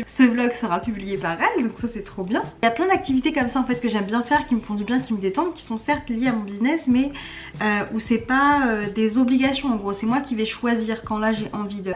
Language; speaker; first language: French; native; French